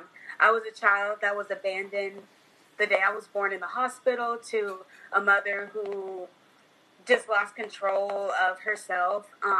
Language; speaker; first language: English; native; English